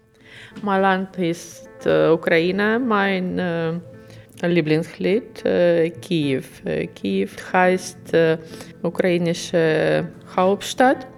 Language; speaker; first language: German; non-native, learner; Ukrainian